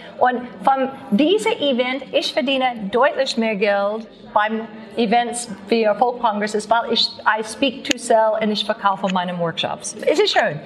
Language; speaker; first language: German; non-native, learner; English